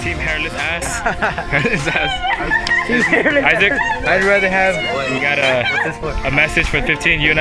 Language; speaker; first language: English; native; English